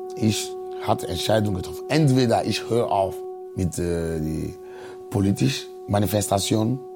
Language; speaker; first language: German; non-native, fluent; Ewe